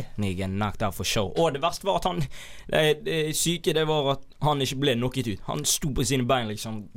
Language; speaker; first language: Norwegian; early bilingual, other home language; Somali